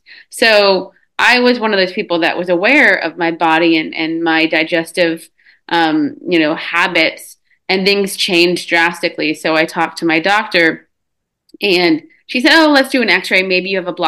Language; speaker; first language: English; native; English